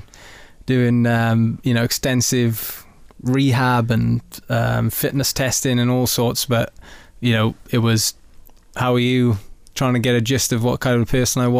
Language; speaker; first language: English; native; English